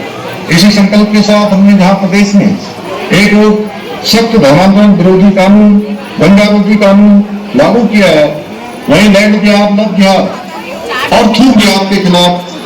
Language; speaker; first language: Hindi; native; Hindi